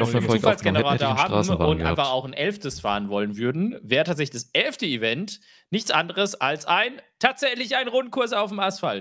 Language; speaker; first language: German; native; German